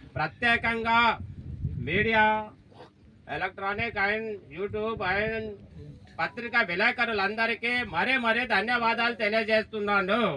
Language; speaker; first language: Telugu; non-native, local second language; Lambadi